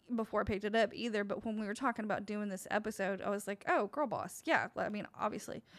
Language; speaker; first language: English; native; English